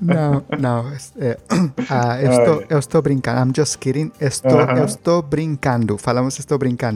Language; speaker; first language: Portuguese; non-native, learner; Spanish